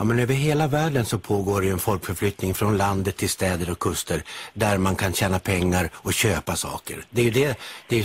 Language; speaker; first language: Swedish; native; Swedish